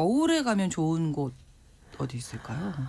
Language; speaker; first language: Korean; native; Korean